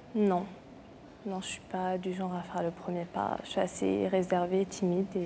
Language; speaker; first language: French; native; French